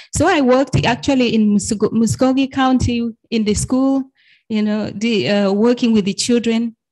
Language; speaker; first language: English; non-native, fluent; Arabic